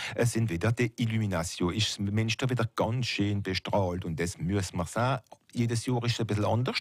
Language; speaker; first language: German; non-native, local second language; French